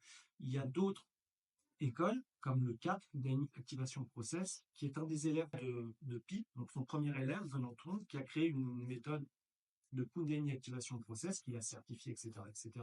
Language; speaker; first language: French; native; French